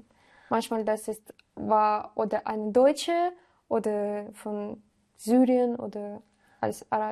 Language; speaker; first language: German; non-native, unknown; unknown